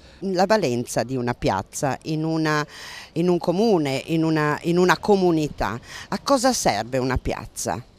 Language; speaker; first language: Italian; native; Italian